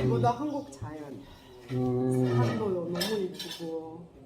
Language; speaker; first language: Korean; non-native, fluent; Arabic